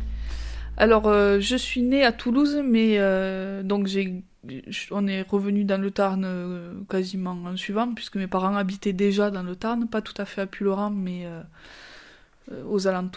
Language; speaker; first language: French; native; French